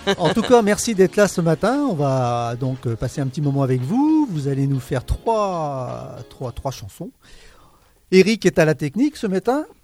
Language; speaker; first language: French; native; French